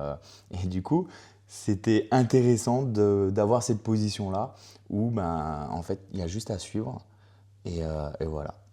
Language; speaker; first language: French; native; French